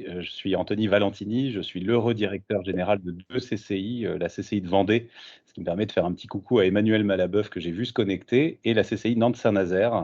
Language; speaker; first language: French; native; French